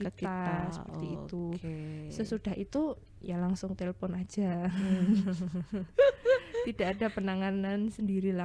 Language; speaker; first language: Indonesian; native; Indonesian